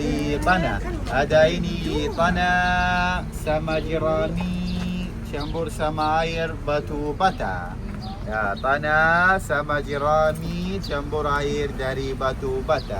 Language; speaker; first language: Indonesian; non-native, learner; Arabic